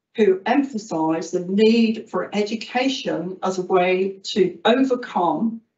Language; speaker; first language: English; native; English